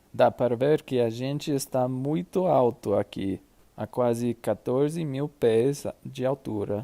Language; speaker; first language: Portuguese; non-native, fluent; English